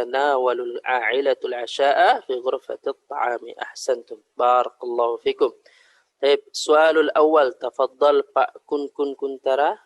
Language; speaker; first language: Arabic; non-native, fluent; Indonesian